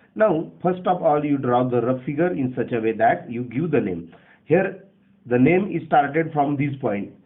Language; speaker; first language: English; non-native, local second language; Marathi